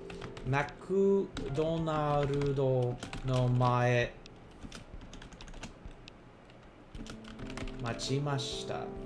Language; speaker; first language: Japanese; non-native, learner; English